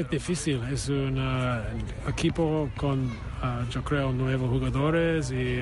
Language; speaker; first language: Spanish; non-native, learner; English